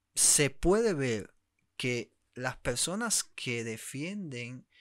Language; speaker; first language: Spanish; native; Spanish